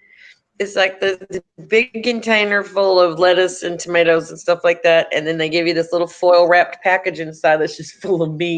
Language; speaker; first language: English; native; English